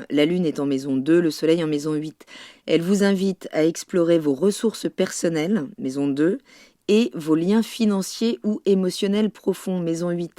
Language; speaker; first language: French; native; French